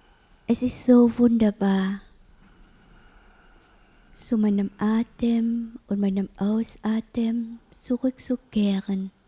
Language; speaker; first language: German; non-native, learner; Vietnamese